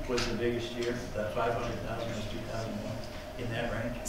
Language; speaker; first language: English; native; English